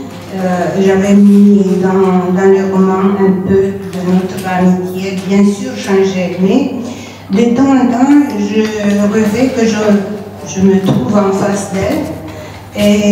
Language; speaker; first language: French; non-native, fluent; Romanian